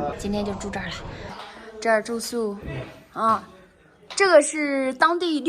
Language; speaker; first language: Chinese; native; Chinese